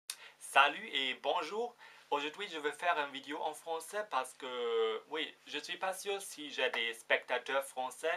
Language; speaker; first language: French; non-native, fluent; German